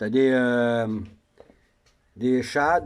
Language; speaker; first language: French; native; French